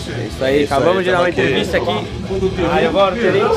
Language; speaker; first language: Portuguese; native; Portuguese